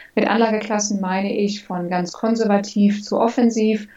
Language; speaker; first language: German; early bilingual, other home language; English